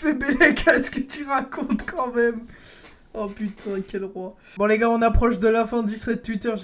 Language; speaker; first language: French; native; French